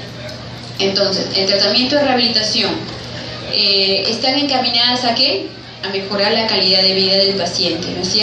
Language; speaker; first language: Spanish; native; Spanish